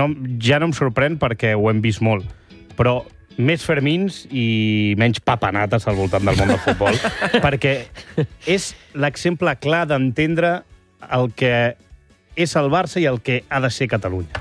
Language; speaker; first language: Catalan; native; Catalan